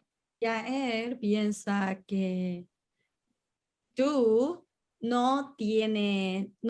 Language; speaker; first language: Spanish; non-native, learner; Chinese